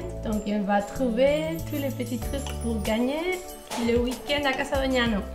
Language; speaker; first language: French; non-native, fluent; Spanish